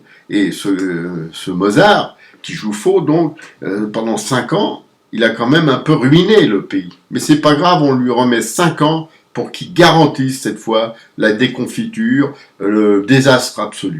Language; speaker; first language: French; native; French